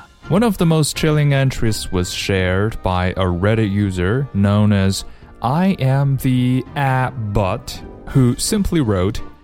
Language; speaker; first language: English; non-native, fluent; Chinese